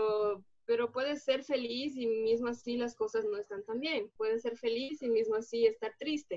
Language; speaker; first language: Spanish; early bilingual, other home language; Portuguese